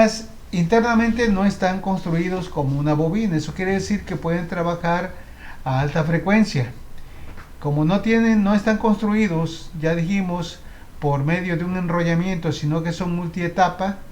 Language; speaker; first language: Spanish; native; Spanish